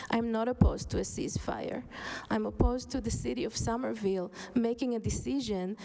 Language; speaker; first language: English; non-native, fluent; Hebrew